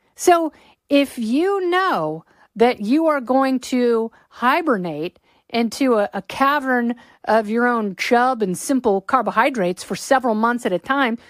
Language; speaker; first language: English; native; English